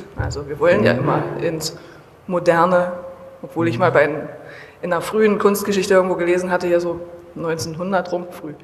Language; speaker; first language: German; native; German